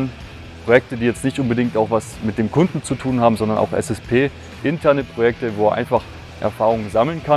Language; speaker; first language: German; native; German